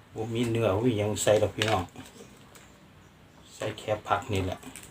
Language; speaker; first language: Thai; native; Thai